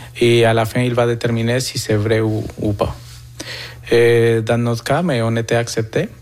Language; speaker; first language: French; non-native, fluent; Spanish